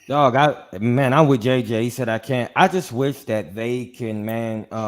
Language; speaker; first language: English; native; English